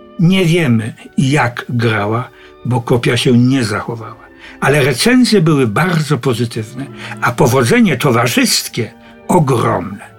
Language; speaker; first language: Polish; native; Polish